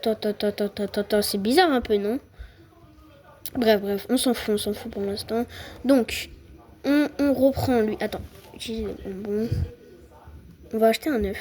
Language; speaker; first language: French; native; French